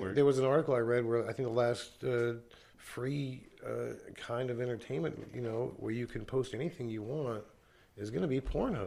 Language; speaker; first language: English; native; English